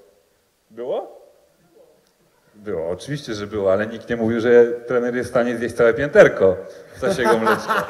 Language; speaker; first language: Polish; native; Polish